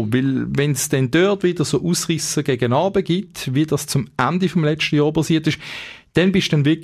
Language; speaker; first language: German; native; German